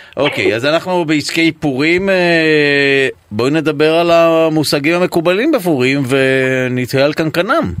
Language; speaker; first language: Hebrew; native; Hebrew